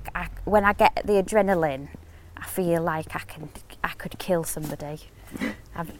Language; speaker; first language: English; native; English